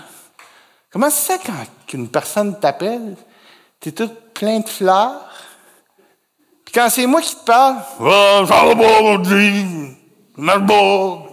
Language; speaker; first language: French; native; French